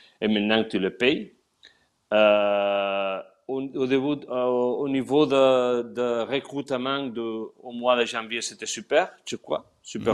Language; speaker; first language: French; non-native, learner; Spanish